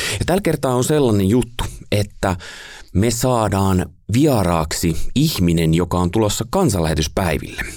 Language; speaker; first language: Finnish; native; Finnish